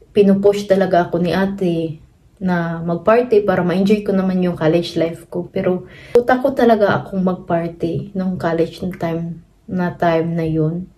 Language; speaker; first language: Filipino; non-native, local second language; Cebuano